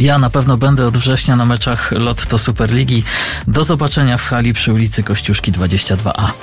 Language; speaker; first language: Polish; native; Polish